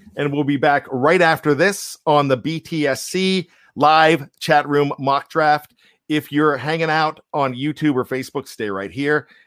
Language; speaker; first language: English; native; English